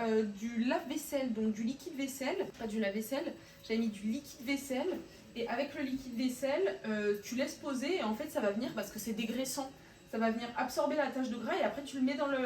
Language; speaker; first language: French; native; French